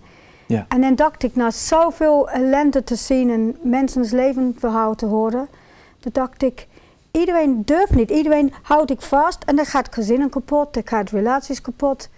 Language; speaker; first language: Dutch; non-native, fluent; English